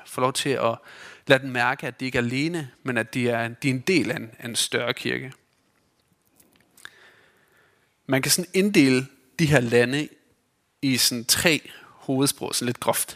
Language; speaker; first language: Danish; native; Danish